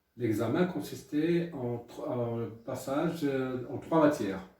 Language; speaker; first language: French; non-native, local second language; Arabic